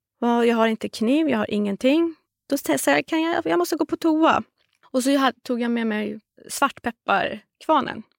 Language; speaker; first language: Swedish; non-native, fluent; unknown